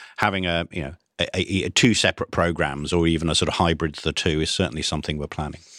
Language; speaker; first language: English; native; English